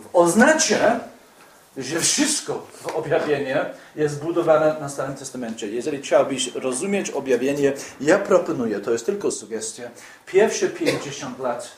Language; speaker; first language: Polish; non-native, fluent; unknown